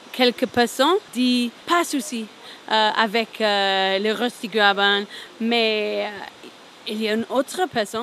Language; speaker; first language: French; non-native, learner; English